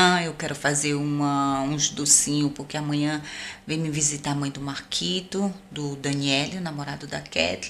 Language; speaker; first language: Portuguese; native; Portuguese